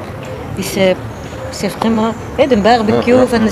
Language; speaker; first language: French; non-native, local second language; Dutch